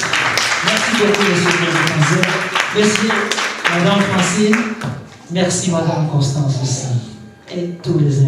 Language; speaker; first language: French; non-native, local second language; Rundi